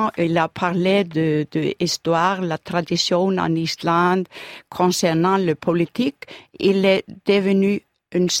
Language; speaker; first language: French; non-native, learner; Icelandic